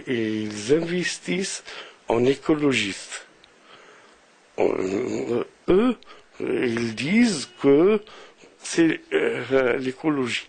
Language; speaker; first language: French; non-native, local second language; Arabic